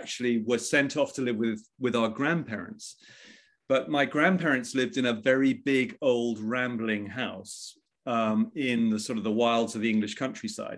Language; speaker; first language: English; native; English